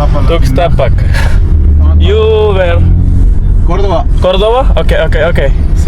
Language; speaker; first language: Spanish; non-native, learner; Malayalam